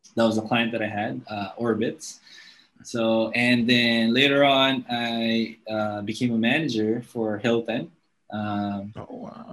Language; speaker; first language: English; native; English